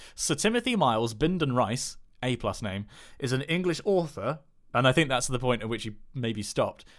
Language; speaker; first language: English; native; English